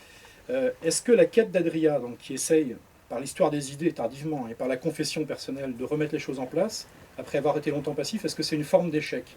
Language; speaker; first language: French; native; French